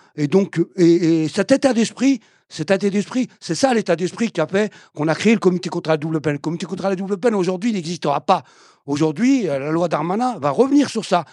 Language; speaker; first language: French; early bilingual, other home language; Arabic